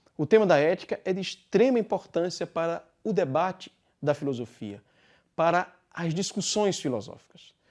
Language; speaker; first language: Portuguese; native; Portuguese